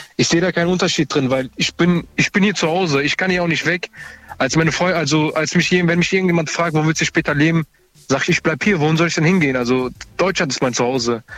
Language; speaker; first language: German; early bilingual, other home language; Turkish